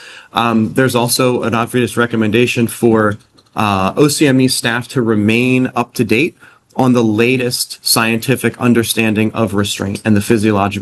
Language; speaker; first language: English; native; English